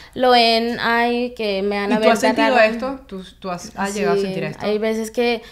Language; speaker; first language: Spanish; early bilingual, heritage; Spanish